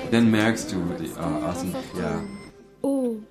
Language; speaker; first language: German; non-native, fluent; English